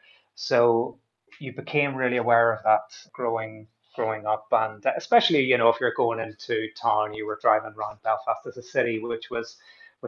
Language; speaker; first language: English; native; English